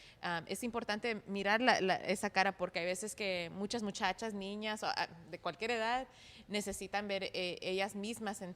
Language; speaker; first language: Spanish; early bilingual, heritage; Spanish